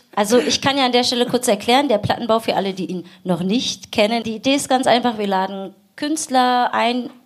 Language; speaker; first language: German; early bilingual, other home language; Persian